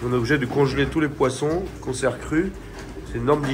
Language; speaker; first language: French; native; French